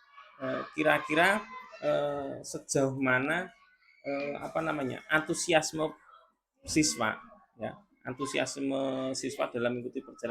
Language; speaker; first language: Indonesian; native; Indonesian